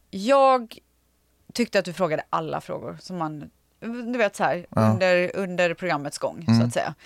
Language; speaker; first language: Swedish; native; Swedish